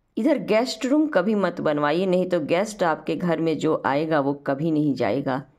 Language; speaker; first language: Hindi; native; Hindi